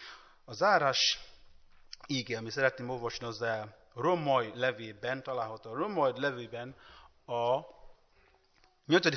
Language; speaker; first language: Hungarian; non-native, learner; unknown